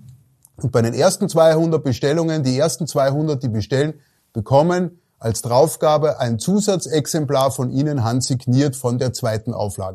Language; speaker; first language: German; native; German